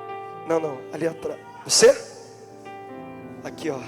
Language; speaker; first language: Portuguese; native; Portuguese